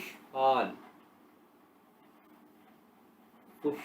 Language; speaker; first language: Persian; non-native, fluent; Urdu